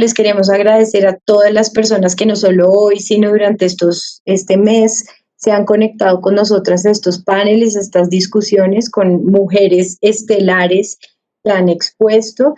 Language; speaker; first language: Spanish; native; Spanish